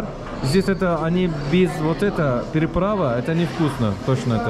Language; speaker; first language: Russian; non-native, learner; Turkish